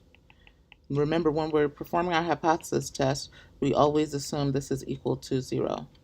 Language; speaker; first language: English; native; English